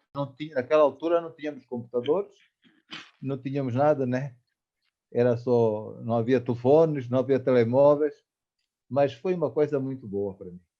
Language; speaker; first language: Portuguese; native; Portuguese